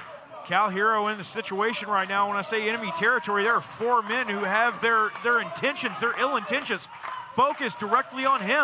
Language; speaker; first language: English; native; English